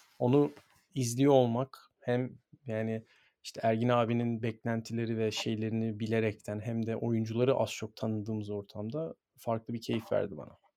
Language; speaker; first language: Turkish; native; Turkish